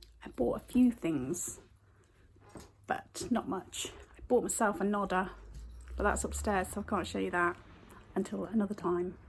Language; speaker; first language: English; native; English